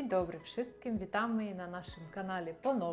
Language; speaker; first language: Polish; non-native, learner; Russian